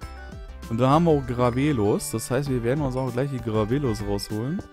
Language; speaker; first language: German; native; German